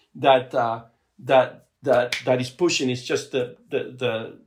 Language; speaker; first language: English; non-native, fluent; Spanish